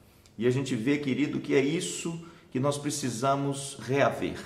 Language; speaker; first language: Portuguese; native; Portuguese